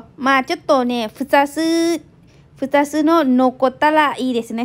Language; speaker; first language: Japanese; non-native, learner; Thai